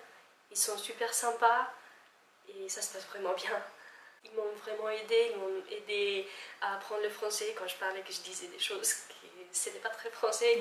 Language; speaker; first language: French; non-native, fluent; Albanian